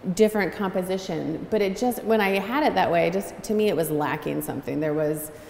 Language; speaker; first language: English; native; English